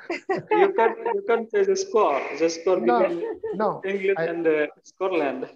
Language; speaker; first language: English; non-native, learner; French